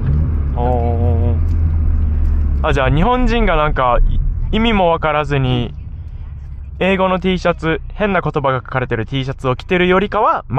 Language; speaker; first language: Japanese; native; Japanese